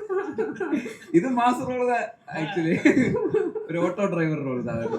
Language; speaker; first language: Tamil; non-native, local second language; Malayalam